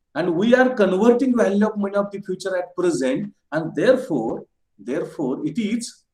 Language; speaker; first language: English; non-native, local second language; Marathi